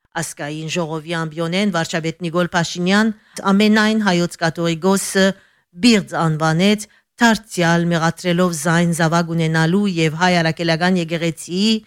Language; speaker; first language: Armenian; early bilingual, heritage; Armenian